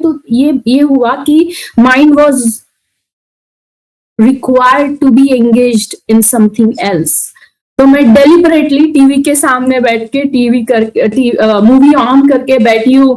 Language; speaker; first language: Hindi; native; Hindi